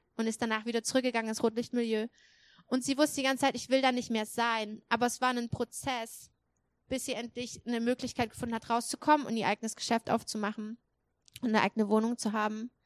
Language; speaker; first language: German; native; German